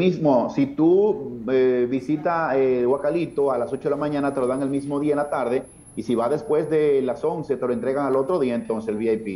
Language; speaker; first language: Spanish; native; Spanish